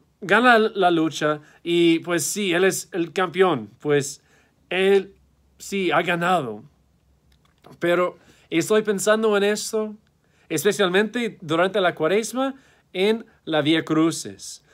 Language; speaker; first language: Spanish; non-native, fluent; English